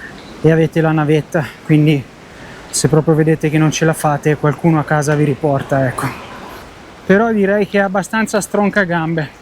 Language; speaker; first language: Italian; native; Italian